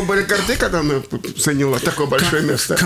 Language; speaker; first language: Russian; native; Russian